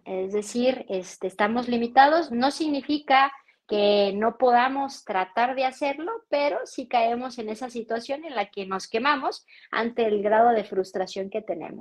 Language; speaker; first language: Spanish; native; Spanish